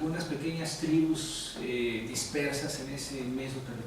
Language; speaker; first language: Spanish; native; Spanish